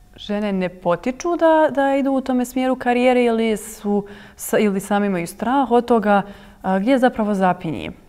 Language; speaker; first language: Croatian; native; Croatian